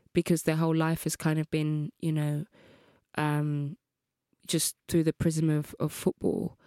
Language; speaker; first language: English; native; English